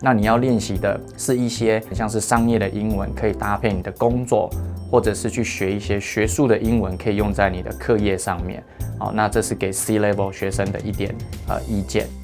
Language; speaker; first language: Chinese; early bilingual, heritage; Chinese